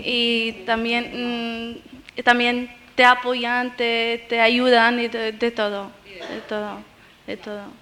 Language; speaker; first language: Spanish; non-native, fluent; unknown